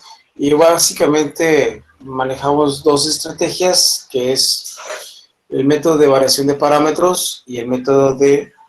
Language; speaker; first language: Spanish; native; Spanish